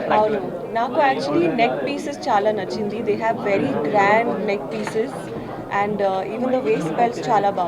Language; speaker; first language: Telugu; non-native, learner; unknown